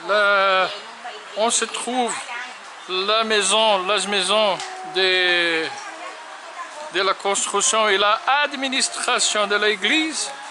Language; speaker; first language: French; non-native, learner; Portuguese